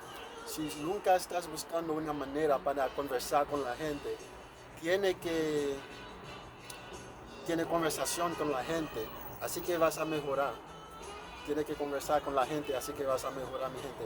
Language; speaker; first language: Spanish; non-native, fluent; Haitian Creole